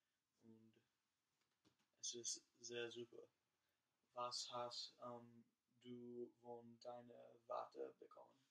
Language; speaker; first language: German; non-native, learner; English